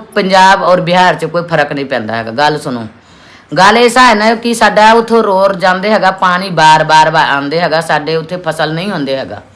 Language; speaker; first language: Punjabi; non-native, local second language; Hindi